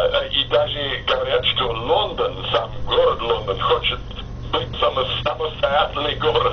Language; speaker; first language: Russian; non-native, fluent; English